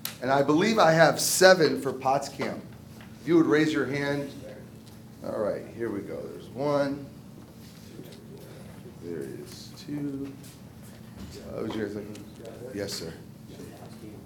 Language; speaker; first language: English; native; English